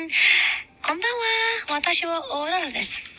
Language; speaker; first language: Japanese; non-native, learner; Norwegian